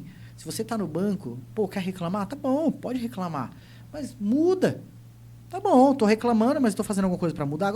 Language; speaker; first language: Portuguese; native; Portuguese